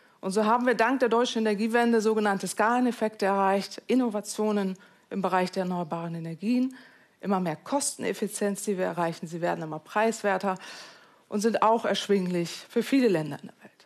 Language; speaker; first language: German; native; German